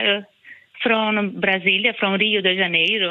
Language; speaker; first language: Swedish; non-native, fluent; Portuguese